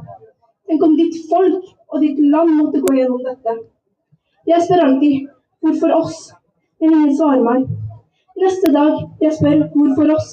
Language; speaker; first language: Norwegian; early bilingual, other home language; Persian